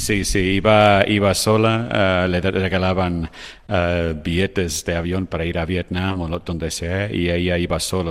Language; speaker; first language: Spanish; non-native, fluent; English